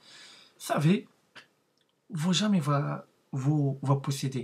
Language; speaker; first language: French; non-native, learner; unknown